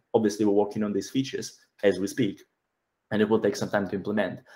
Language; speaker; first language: English; non-native, fluent; Russian